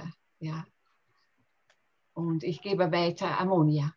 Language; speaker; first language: German; non-native, fluent; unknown